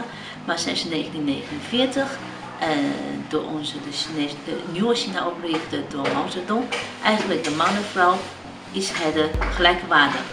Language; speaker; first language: Dutch; non-native, learner; Chinese